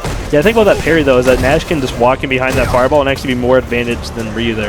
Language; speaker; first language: English; native; English